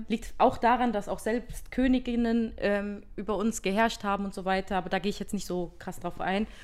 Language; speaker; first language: German; early bilingual, other home language; Berber languages